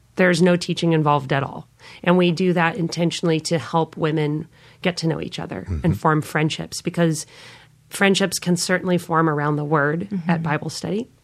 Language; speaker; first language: English; native; English